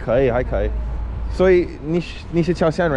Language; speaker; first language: Chinese; non-native, learner; English